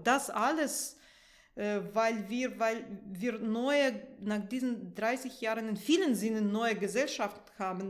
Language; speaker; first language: German; non-native, fluent; Russian